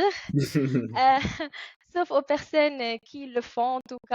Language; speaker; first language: French; non-native, fluent; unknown